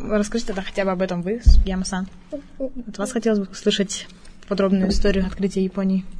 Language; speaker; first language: Russian; native; Russian